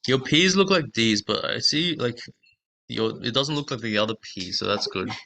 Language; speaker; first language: English; native; English